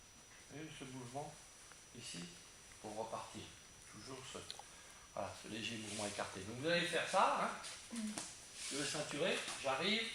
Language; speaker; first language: French; native; French